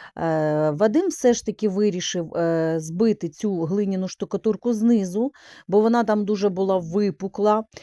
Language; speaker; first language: Ukrainian; non-native, local second language; Russian